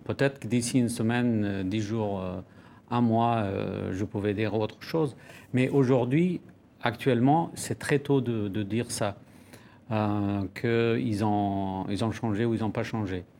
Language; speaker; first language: French; non-native, fluent; Persian